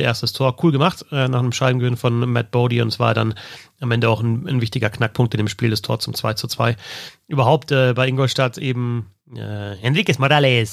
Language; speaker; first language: German; native; German